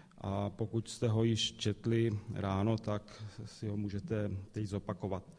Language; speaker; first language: Czech; native; Czech